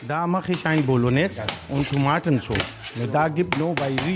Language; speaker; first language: German; non-native, learner; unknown